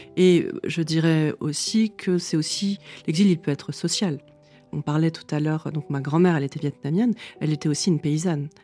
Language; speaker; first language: French; early bilingual, other home language; Vietnamese